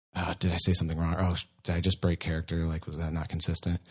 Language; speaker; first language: English; native; English